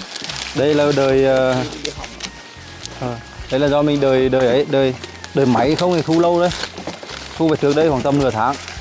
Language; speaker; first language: Vietnamese; native; Vietnamese